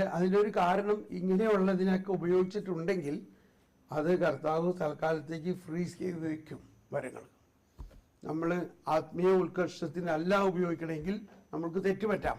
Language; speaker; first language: Malayalam; native; Malayalam